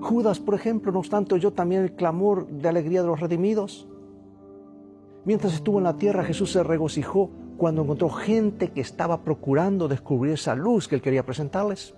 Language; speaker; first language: Spanish; native; Spanish